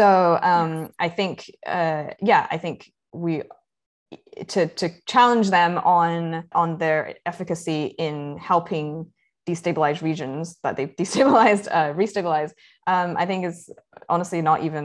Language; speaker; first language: English; native; English